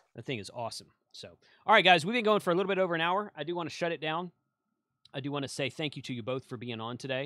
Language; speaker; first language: English; native; English